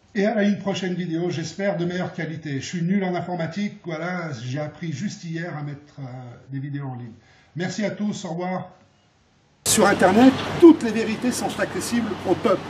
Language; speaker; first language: French; early bilingual, other home language; Arabic